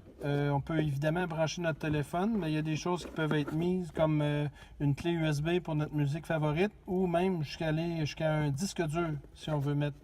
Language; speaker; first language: French; native; French